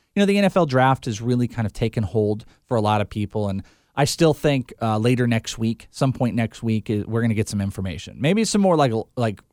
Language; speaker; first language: English; native; English